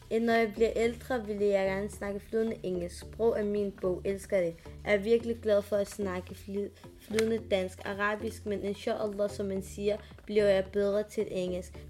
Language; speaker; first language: Danish; early bilingual, other home language; Arabic